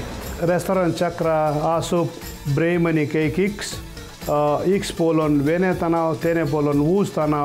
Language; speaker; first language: Estonian; non-native, learner; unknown